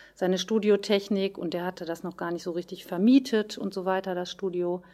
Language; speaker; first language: German; native; German